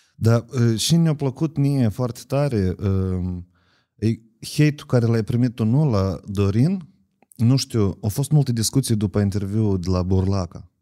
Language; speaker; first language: Romanian; native; Romanian